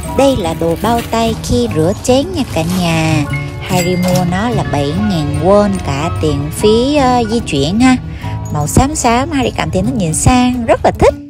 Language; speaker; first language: Vietnamese; early bilingual, heritage; Korean